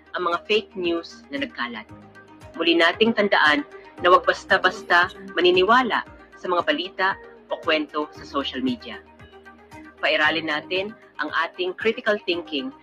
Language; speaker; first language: Filipino; native; Filipino